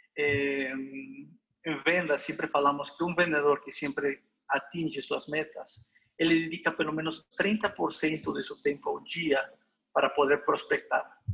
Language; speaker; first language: Portuguese; non-native, fluent; Spanish